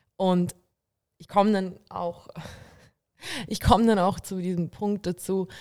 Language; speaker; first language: German; early bilingual, other home language; Bulgarian